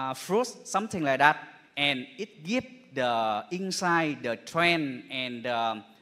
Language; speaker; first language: English; non-native, fluent; Vietnamese